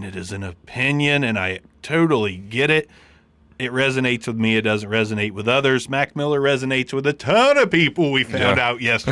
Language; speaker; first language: English; native; English